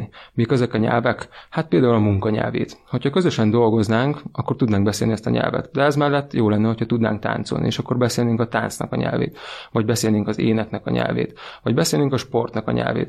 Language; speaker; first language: Hungarian; native; Hungarian